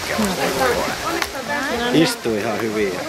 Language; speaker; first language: Finnish; native; Finnish